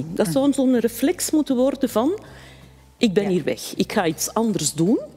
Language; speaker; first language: Dutch; native; Dutch